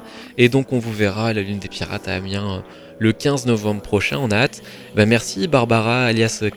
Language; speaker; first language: French; native; French